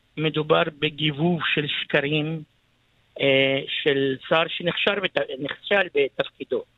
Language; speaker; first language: Hebrew; non-native, local second language; Arabic